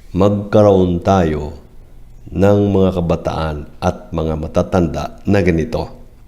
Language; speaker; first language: Filipino; non-native, local second language; Cebuano